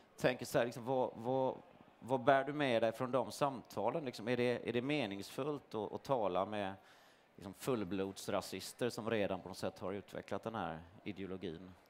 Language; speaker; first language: Swedish; native; Swedish